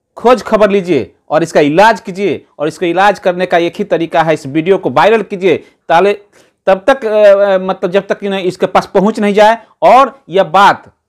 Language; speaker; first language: Hindi; native; Hindi